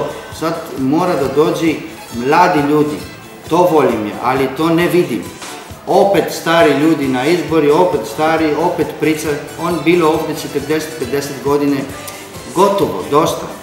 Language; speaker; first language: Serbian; non-native, learner; Greek